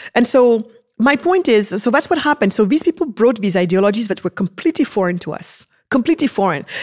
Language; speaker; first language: English; early bilingual, other home language; Wolof